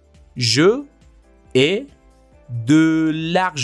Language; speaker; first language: French; non-native, learner; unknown